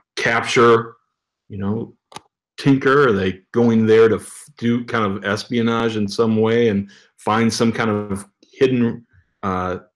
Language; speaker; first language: English; native; English